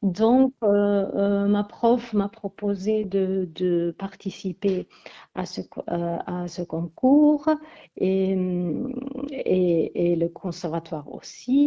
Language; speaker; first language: French; non-native, fluent; Armenian